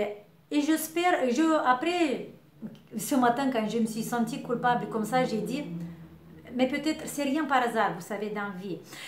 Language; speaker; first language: French; non-native, learner; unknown